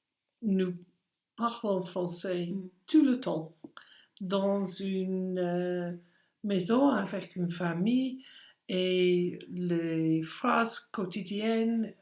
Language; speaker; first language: French; non-native, learner; English